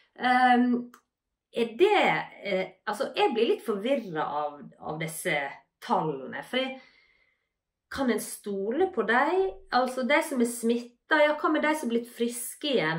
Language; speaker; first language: Norwegian; native; Norwegian